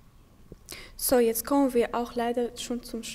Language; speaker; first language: German; non-native, learner; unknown